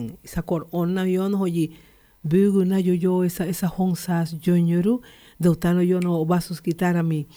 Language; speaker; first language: Hungarian; non-native, fluent; Spanish